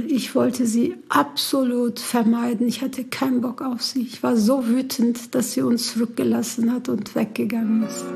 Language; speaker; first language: German; early bilingual, other home language; Turkish